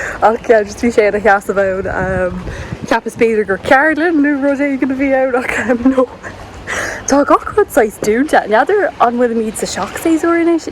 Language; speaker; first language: Irish; native; Irish